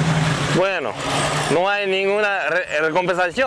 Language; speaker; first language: Spanish; non-native, learner; Korean